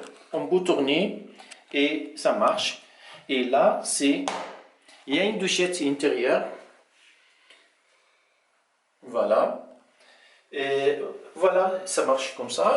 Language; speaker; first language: French; non-native, fluent; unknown